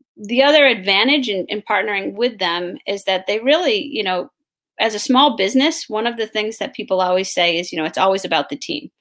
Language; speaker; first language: English; native; English